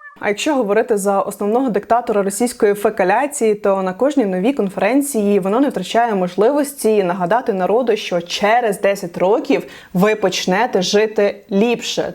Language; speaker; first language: Ukrainian; native; Ukrainian